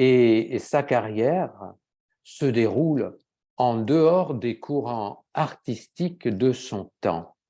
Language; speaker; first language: French; native; French